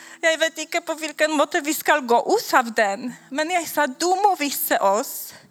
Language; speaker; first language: Swedish; non-native, learner; Polish